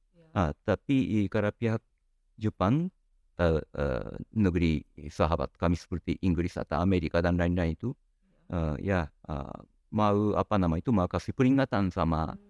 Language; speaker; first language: Indonesian; non-native, fluent; Japanese